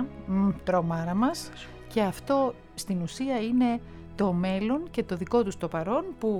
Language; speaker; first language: Greek; native; Greek